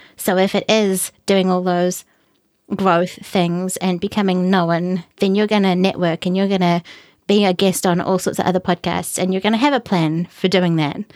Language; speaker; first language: English; native; English